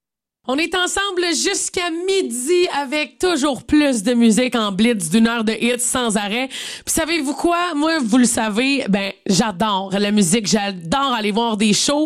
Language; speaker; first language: French; native; French